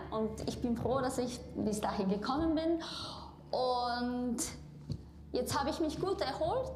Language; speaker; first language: German; non-native, fluent; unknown